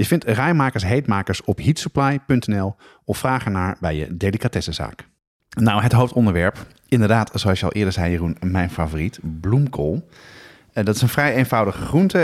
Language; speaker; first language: Dutch; native; Dutch